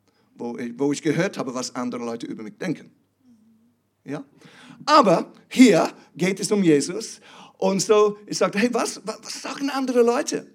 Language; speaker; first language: German; non-native, fluent; English